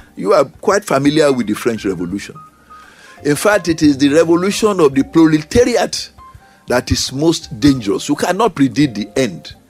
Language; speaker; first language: English; non-native, local second language; Yoruba